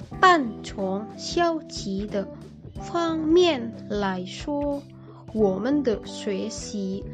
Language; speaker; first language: Chinese; non-native, learner; Indonesian